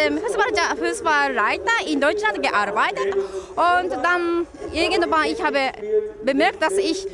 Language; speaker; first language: German; non-native, learner; Japanese